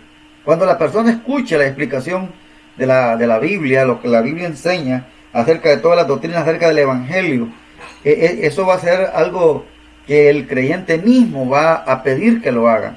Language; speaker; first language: Spanish; native; Spanish